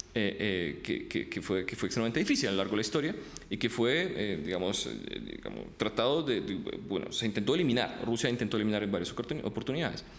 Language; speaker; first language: Spanish; early bilingual, other home language; Russian